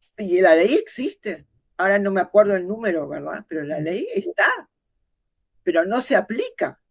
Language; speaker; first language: Spanish; native; Spanish